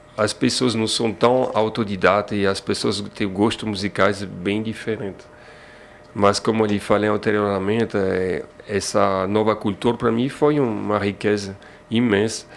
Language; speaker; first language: Portuguese; non-native, fluent; French